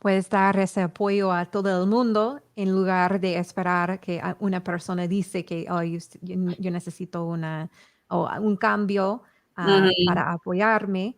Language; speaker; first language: Spanish; early bilingual, heritage; English